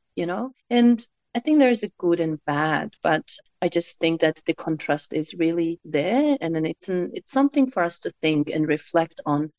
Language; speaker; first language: English; non-native, fluent; Mongolian